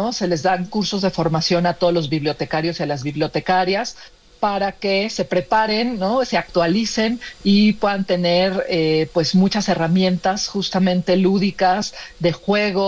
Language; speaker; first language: Spanish; native; Spanish